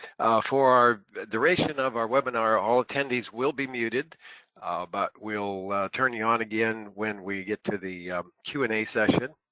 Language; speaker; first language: English; native; English